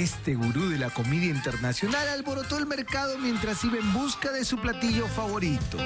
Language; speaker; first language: Spanish; native; Spanish